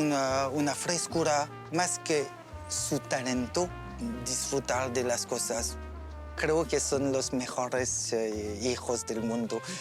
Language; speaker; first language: Spanish; non-native, learner; French